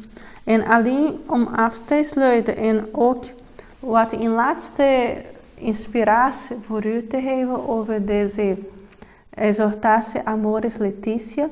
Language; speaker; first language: Dutch; non-native, fluent; Portuguese